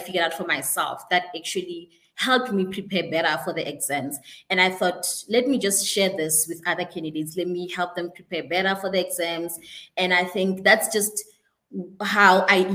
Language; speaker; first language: English; non-native, local second language; Northern Sotho